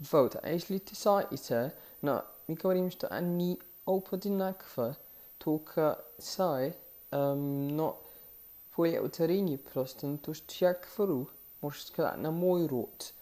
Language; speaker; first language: Russian; non-native, fluent; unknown